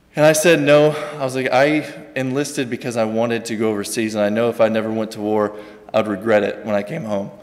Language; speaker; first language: English; native; English